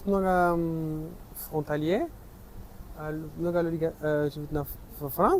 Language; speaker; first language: Russian; non-native, learner; French